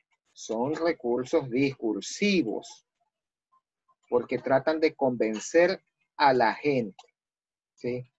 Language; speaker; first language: Spanish; native; Spanish